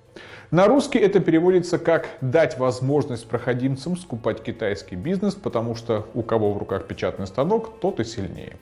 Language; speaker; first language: Russian; native; Russian